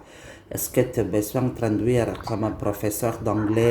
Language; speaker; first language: French; non-native, learner; Indonesian